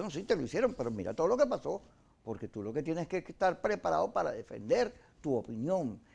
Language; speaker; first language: Spanish; native; Spanish